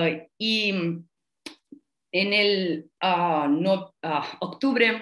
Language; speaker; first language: Spanish; non-native, fluent; Italian